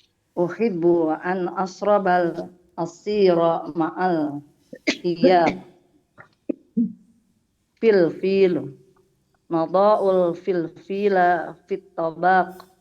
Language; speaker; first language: Arabic; non-native, learner; Indonesian